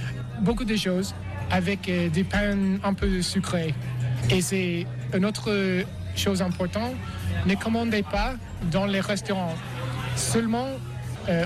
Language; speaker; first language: French; non-native, learner; English